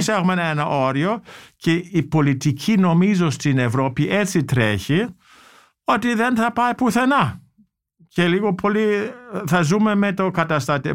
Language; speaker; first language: Greek; non-native, fluent; German